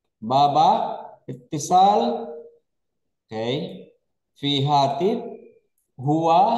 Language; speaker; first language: Arabic; non-native, learner; Filipino